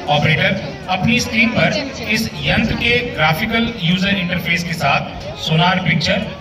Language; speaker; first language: Hindi; native; Hindi